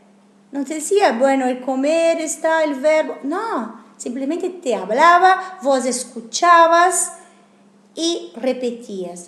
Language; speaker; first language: Spanish; non-native, fluent; Italian